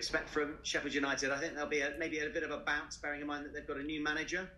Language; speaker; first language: English; native; English